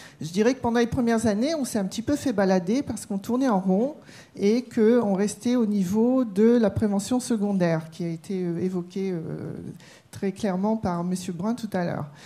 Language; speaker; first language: French; native; French